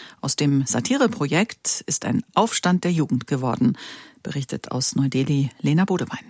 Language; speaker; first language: German; native; German